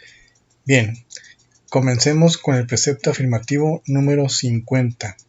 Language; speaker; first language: Spanish; native; Spanish